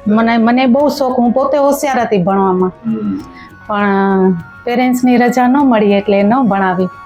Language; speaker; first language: Gujarati; non-native, local second language; Sindhi